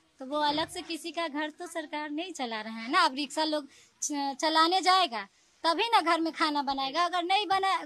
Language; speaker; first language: Hindi; native; Hindi